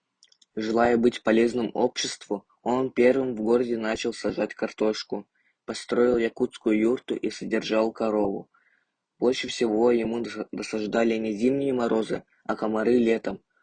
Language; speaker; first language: Russian; non-native, local second language; Yakut